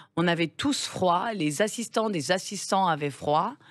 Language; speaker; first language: French; native; French